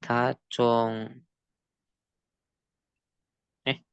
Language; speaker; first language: Chinese; non-native, learner; Indonesian